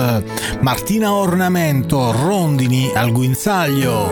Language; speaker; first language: Italian; native; Italian